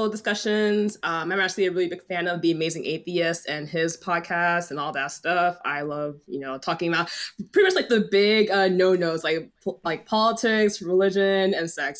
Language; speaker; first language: English; native; English